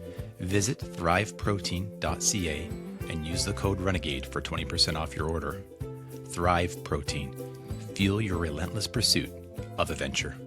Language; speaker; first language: English; native; English